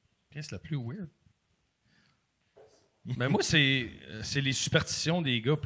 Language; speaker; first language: French; native; French